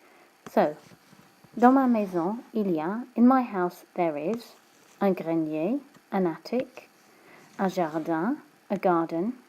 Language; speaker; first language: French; non-native, fluent; English